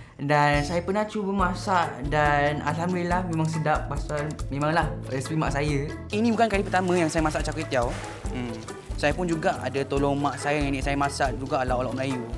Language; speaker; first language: Malay; native; Malay